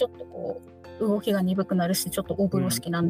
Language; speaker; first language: Japanese; native; Japanese